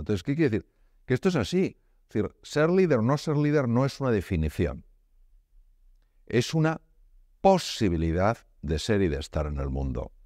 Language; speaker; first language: Spanish; native; Spanish